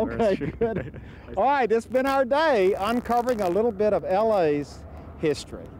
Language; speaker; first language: English; native; English